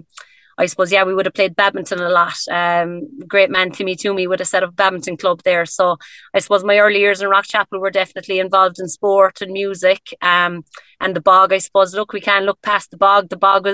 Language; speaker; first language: English; native; English